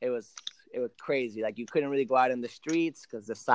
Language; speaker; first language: English; early bilingual, other home language; Spanish